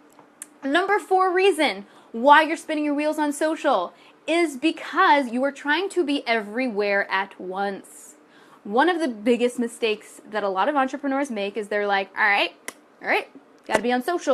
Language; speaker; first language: English; native; English